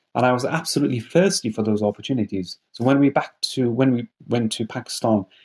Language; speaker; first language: English; non-native, fluent; Persian